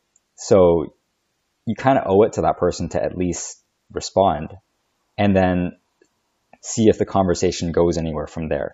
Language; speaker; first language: English; native; English